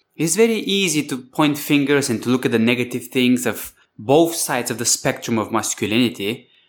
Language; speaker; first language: English; non-native, fluent; Bulgarian